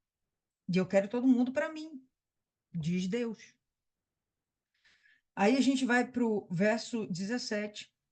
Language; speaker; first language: Portuguese; native; Portuguese